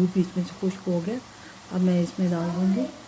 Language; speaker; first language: Hindi; native; Hindi